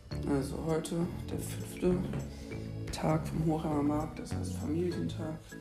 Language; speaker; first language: German; native; German